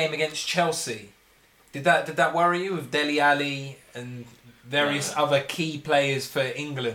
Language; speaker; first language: English; native; English